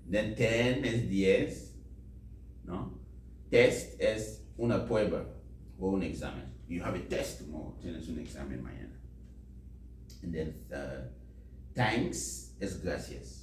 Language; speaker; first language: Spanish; non-native, fluent; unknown